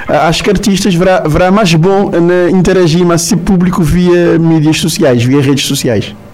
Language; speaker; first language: Portuguese; non-native, local second language; Kabuverdianu